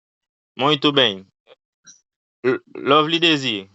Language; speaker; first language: Portuguese; non-native, fluent; Haitian Creole